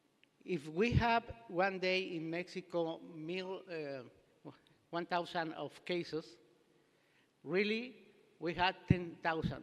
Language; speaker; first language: English; non-native, learner; Spanish